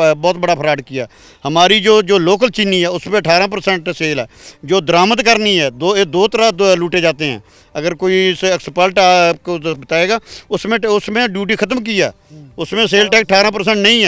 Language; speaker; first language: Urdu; non-native, local second language; Punjabi